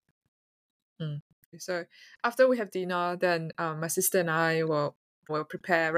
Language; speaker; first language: English; non-native, local second language; Chinese